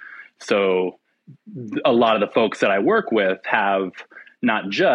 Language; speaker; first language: English; native; English